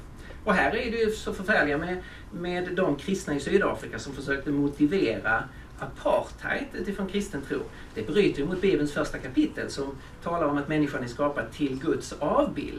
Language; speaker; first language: Swedish; native; Swedish